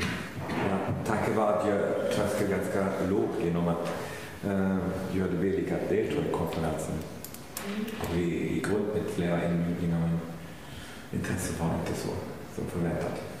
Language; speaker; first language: Swedish; non-native, fluent; German